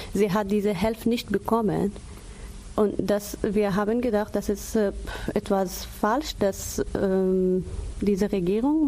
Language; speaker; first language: German; non-native, learner; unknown